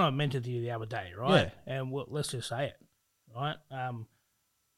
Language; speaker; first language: English; native; English